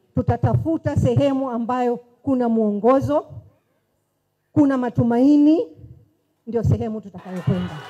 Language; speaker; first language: Swahili; native; Swahili